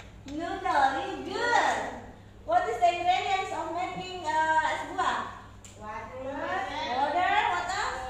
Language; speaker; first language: English; non-native, learner; Indonesian